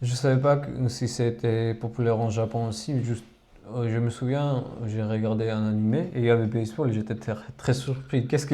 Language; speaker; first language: French; non-native, fluent; Georgian